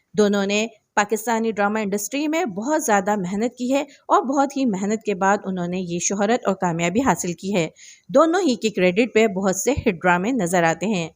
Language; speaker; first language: Urdu; native; Urdu